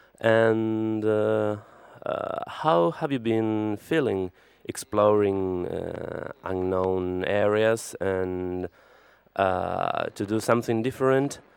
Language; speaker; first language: English; non-native, fluent; Spanish